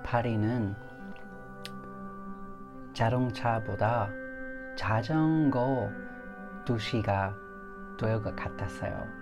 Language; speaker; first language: Korean; non-native, learner; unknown